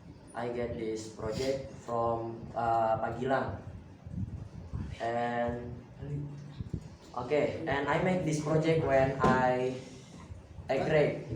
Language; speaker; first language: English; non-native, learner; Indonesian